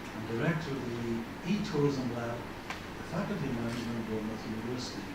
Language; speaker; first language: English; non-native, fluent; Greek